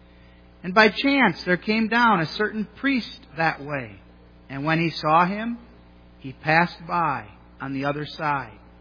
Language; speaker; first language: English; native; English